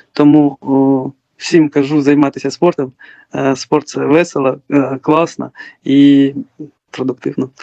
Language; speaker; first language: Ukrainian; early bilingual, other home language; Georgian